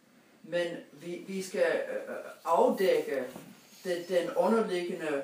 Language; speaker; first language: Danish; non-native, fluent; English